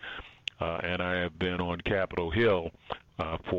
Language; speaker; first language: English; native; English